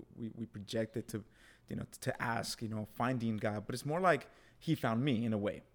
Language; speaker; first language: English; early bilingual, other home language; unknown